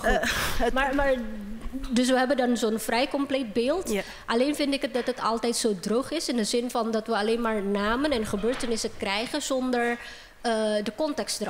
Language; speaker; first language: Dutch; non-native, fluent; Indonesian